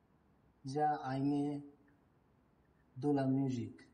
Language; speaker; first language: French; non-native, learner; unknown